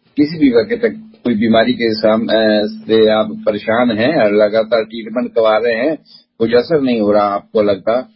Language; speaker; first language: Hindi; non-native, local second language; Punjabi